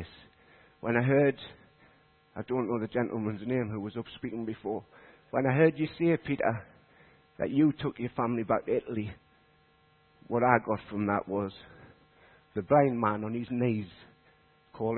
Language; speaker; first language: English; native; English